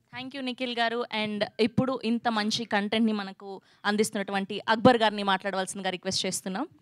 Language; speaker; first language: Telugu; native; Telugu